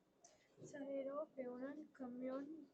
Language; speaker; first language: Korean; non-native, learner; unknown